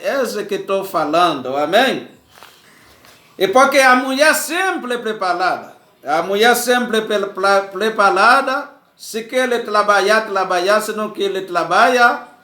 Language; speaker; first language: Portuguese; non-native, learner; Haitian Creole